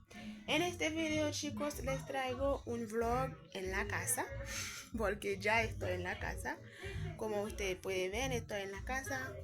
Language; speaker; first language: Spanish; non-native, fluent; Haitian Creole